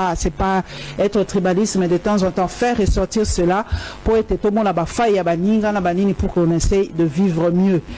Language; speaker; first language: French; non-native, local second language; Lingala